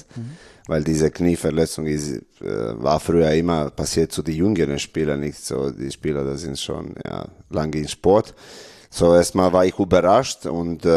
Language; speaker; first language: German; non-native, learner; Serbian